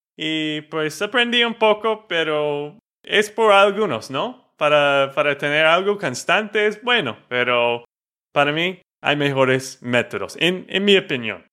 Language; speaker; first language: Spanish; non-native, fluent; English